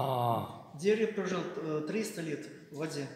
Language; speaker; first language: Russian; native; Russian